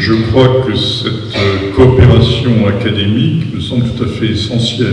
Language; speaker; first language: French; native; French